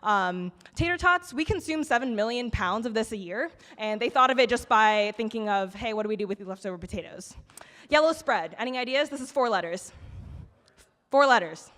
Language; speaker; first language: English; native; English